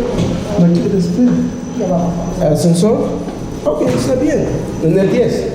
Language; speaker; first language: Spanish; non-native, learner; Haitian Creole